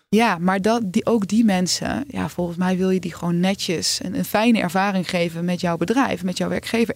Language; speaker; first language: Dutch; native; Dutch